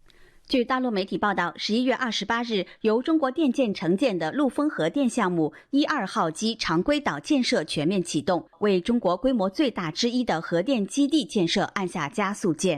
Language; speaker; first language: Chinese; native; Chinese